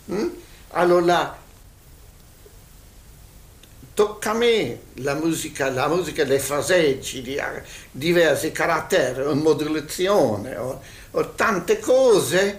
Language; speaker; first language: Italian; non-native, learner; Hungarian